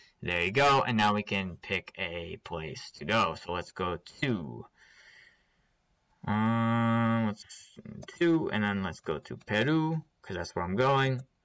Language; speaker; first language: English; native; English